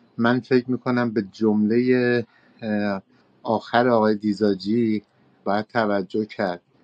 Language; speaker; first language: Persian; native; Persian